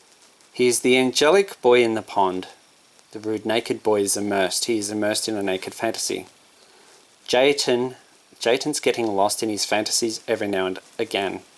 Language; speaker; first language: English; native; English